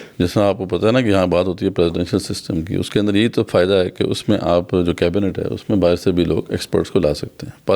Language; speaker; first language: Urdu; native; Urdu